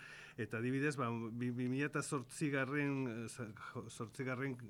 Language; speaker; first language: Basque; non-native, local second language; Spanish